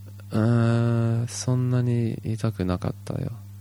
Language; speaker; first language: Japanese; early bilingual, heritage; Japanese